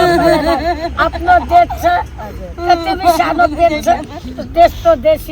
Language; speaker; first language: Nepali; non-native, learner; Hindi